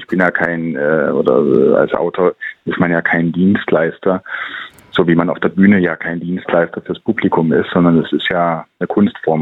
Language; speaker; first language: German; native; German